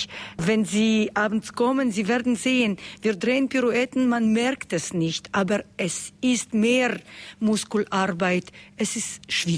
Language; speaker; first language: German; non-native, fluent; Russian